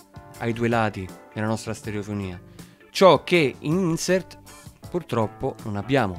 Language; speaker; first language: Italian; native; Italian